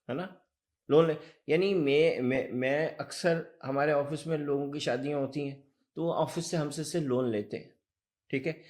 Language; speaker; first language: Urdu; early bilingual, heritage; Urdu